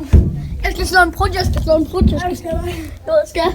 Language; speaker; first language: Danish; native; Danish